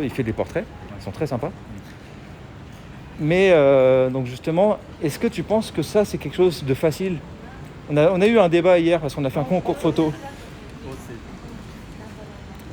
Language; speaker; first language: French; native; French